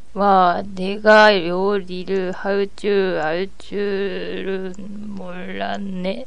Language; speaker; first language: Korean; non-native, learner; Japanese